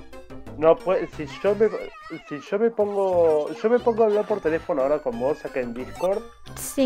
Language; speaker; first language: Spanish; native; Spanish